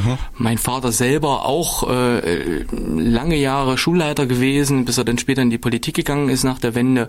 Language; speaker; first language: German; native; German